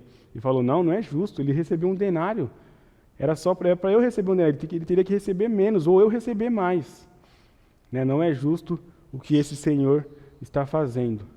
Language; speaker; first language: Portuguese; native; Portuguese